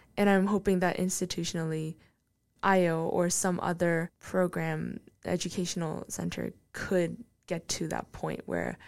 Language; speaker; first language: English; non-native, fluent; Korean